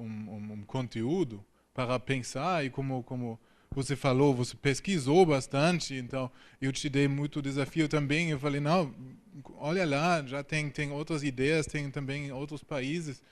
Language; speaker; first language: Portuguese; non-native, fluent; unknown